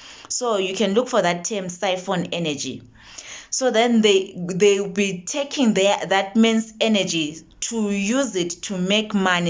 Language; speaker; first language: English; non-native, local second language; Zulu